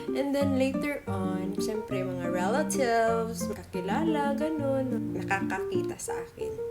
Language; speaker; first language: Filipino; non-native, local second language; Hiligaynon